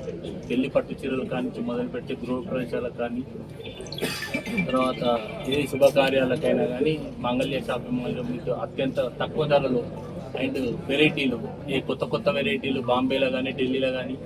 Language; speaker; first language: Telugu; native; Telugu